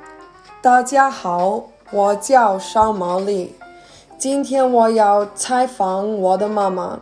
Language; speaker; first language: Chinese; early bilingual, heritage; Chinese